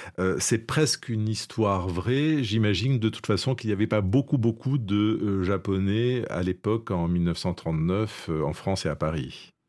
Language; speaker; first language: French; native; French